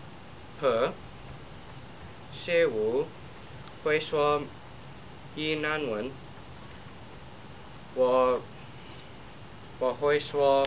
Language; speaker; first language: Chinese; non-native, learner; English